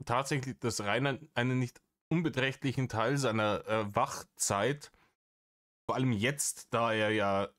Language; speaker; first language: German; native; German